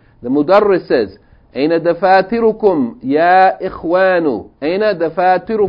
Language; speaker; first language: Arabic; non-native, fluent; English